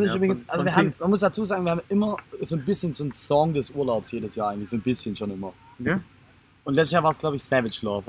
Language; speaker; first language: German; native; German